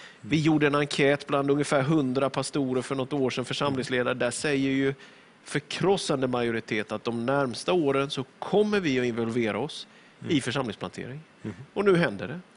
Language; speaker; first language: Swedish; native; Swedish